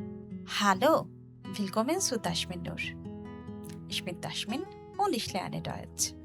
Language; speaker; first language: German; non-native, learner; Bangla